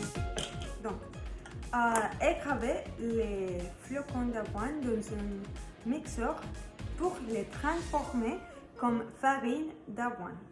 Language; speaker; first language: French; non-native, learner; Spanish